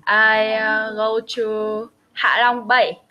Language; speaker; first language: English; non-native, learner; Vietnamese